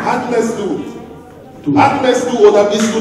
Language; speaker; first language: German; non-native, learner; French